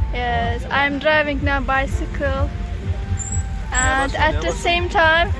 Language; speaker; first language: English; non-native, learner; Azerbaijani